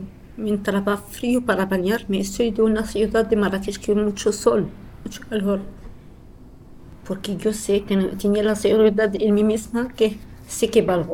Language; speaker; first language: Spanish; non-native, fluent; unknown